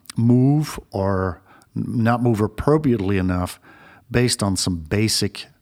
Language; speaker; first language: English; non-native, fluent; Dutch